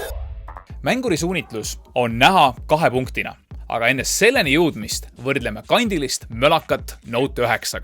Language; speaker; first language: Estonian; native; Estonian